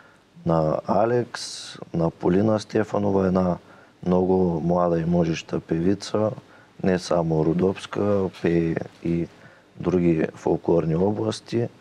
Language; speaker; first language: Bulgarian; native; Bulgarian